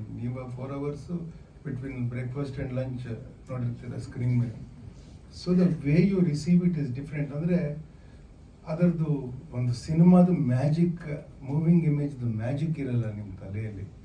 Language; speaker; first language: Kannada; native; Kannada